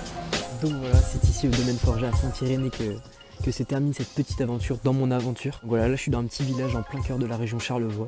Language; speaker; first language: French; native; French